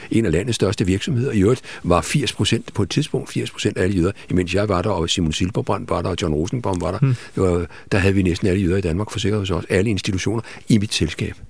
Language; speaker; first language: Danish; native; Danish